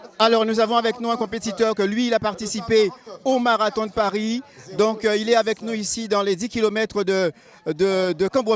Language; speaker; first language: French; native; French